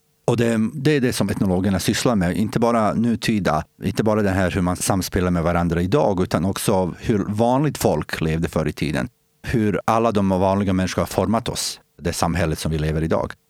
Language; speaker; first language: Swedish; non-native, fluent; Bosnian